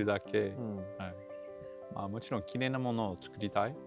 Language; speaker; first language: Japanese; non-native, learner; English